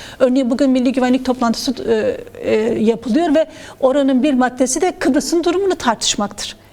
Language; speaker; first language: Turkish; non-native, local second language; Kurdish